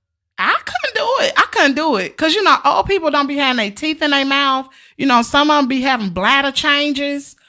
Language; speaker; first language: English; native; English